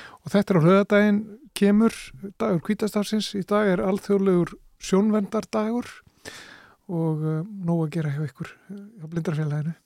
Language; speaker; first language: Icelandic; native; Icelandic